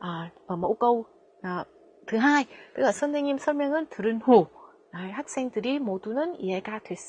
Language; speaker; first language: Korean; non-native, fluent; Vietnamese